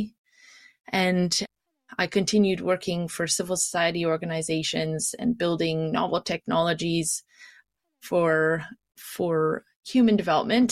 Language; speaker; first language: English; native; English